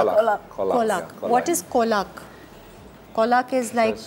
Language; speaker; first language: English; non-native, local second language; Urdu